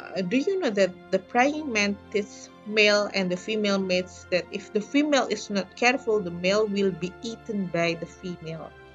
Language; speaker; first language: English; non-native, fluent; Indonesian